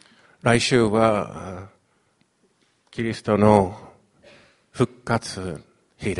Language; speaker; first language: Japanese; non-native, fluent; Chinese